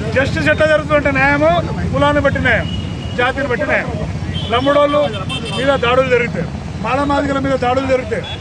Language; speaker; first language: Telugu; non-native, local second language; Lambadi